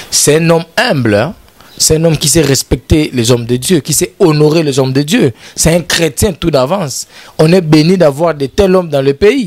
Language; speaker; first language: French; non-native, local second language; Lingala